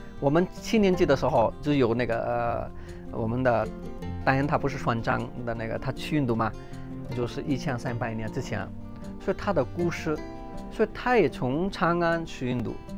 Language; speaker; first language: Chinese; non-native, fluent; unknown